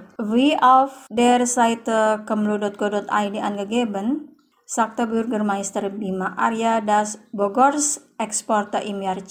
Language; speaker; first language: German; non-native, fluent; Indonesian